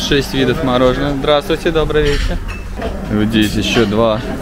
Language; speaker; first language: Russian; native; Russian